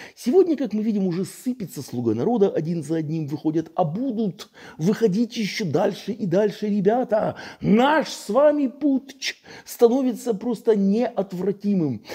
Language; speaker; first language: Russian; native; Russian